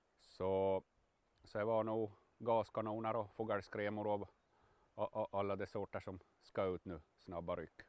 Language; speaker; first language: Swedish; native; Swedish